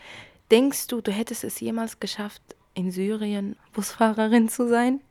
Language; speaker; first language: German; early bilingual, other home language; Kurdish